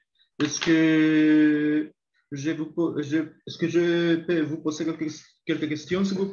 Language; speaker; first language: French; non-native, learner; Spanish